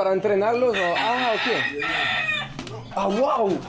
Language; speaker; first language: Spanish; non-native, learner; French